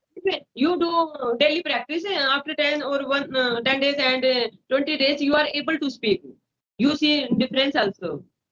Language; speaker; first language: English; non-native, learner; Hindi